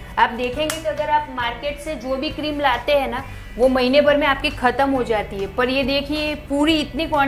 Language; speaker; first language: Hindi; native; Hindi